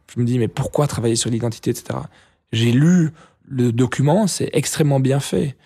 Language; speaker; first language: French; native; French